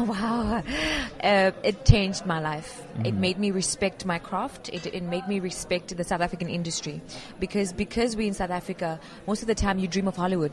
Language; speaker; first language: English; non-native, local second language; Venda